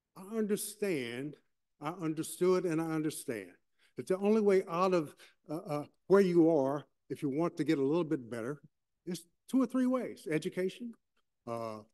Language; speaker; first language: English; native; English